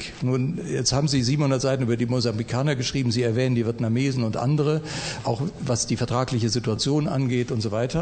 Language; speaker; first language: German; native; German